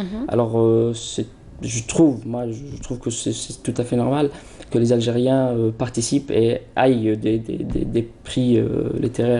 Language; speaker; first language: French; non-native, local second language; Arabic